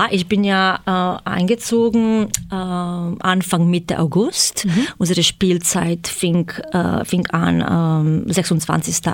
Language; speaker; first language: German; non-native, fluent; Croatian